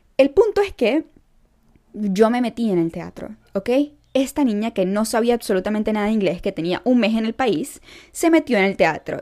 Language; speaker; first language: Spanish; native; Spanish